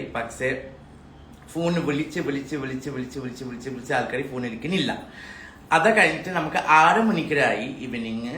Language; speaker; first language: Malayalam; non-native, learner; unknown